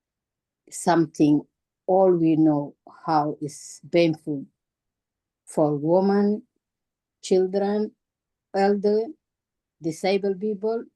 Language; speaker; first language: English; non-native, learner; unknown